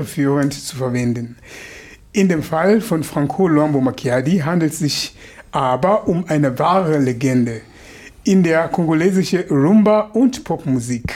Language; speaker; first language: German; non-native, fluent; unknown